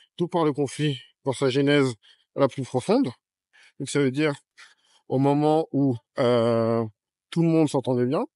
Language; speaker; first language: French; native; French